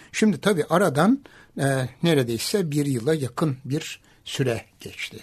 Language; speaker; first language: Turkish; native; Turkish